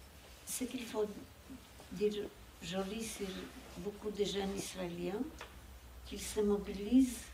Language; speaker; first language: French; non-native, fluent; Polish